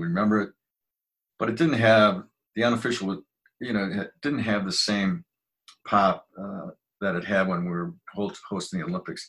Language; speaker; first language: English; native; English